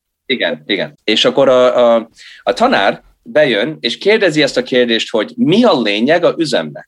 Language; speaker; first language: Hungarian; early bilingual, heritage; Hungarian